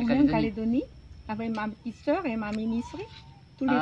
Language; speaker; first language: French; non-native, local second language; Javanese